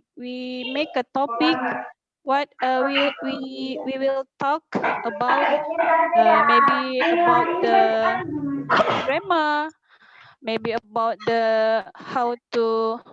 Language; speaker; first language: English; non-native, learner; Indonesian